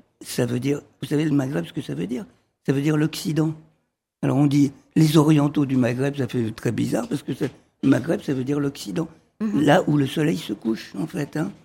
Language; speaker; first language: French; early bilingual, other home language; Arabic